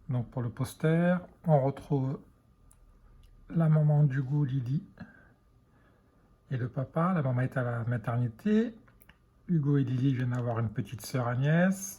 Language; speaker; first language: French; native; French